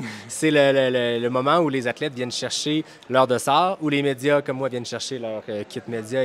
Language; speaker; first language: French; native; French